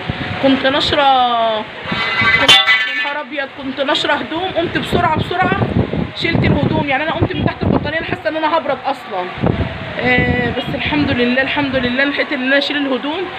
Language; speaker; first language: Arabic; native; Arabic